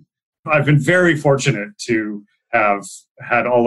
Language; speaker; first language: English; native; English